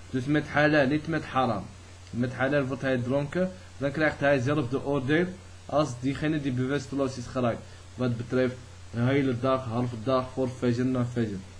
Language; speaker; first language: Dutch; early bilingual, other home language; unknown